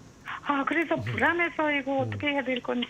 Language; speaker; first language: Korean; native; Korean